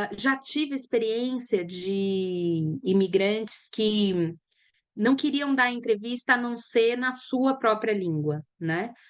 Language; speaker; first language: Portuguese; native; Portuguese